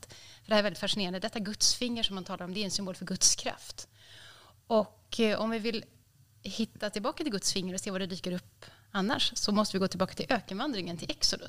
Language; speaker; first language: Swedish; native; Swedish